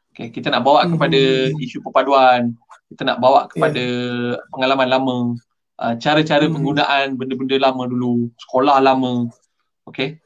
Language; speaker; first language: Malay; non-native, local second language; Tamil